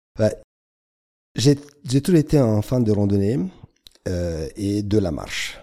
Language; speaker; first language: French; non-native, fluent; Romanian